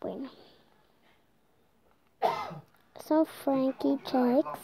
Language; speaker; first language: Spanish; native; Spanish